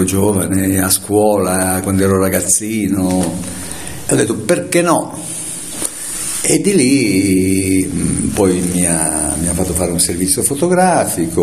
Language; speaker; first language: Italian; native; Italian